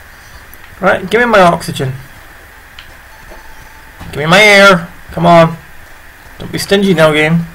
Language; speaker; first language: English; native; English